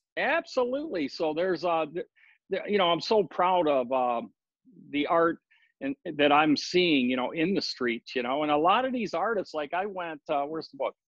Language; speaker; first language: English; native; English